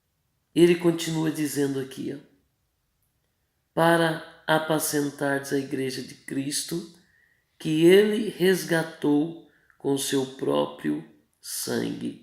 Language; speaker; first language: Portuguese; native; Portuguese